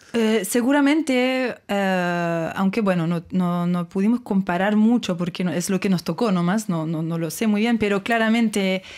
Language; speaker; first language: Spanish; non-native, fluent; French